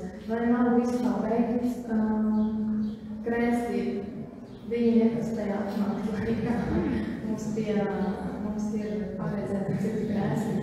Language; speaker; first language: Latvian; non-native, learner; German